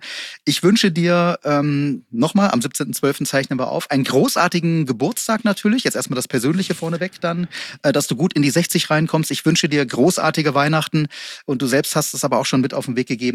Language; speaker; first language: German; native; German